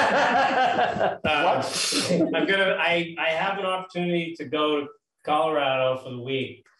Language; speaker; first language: English; native; English